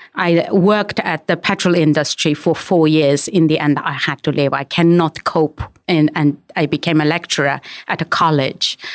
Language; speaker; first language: English; non-native, fluent; Chinese